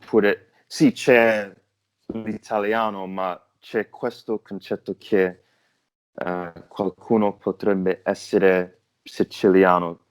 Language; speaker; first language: Italian; non-native, learner; English